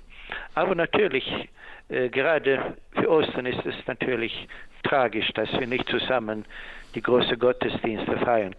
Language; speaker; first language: German; non-native, fluent; Swedish